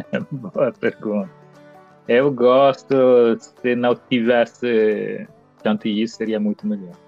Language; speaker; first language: Portuguese; non-native, fluent; Italian